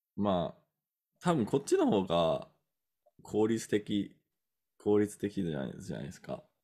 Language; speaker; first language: Japanese; non-native, fluent; English